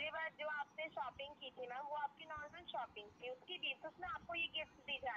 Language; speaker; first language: Hindi; native; Hindi